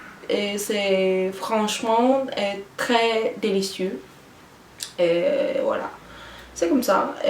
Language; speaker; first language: French; non-native, learner; Turkish